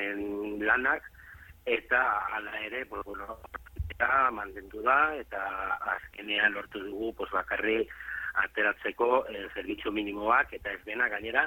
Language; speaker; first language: Basque; native; Basque